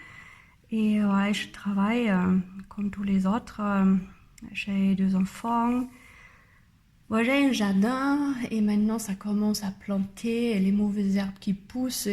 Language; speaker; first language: French; non-native, learner; German